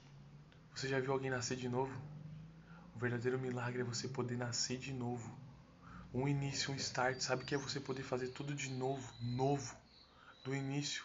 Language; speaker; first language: Portuguese; native; Portuguese